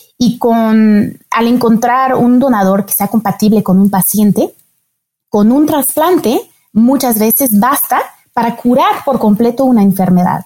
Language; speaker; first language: Spanish; non-native, fluent; French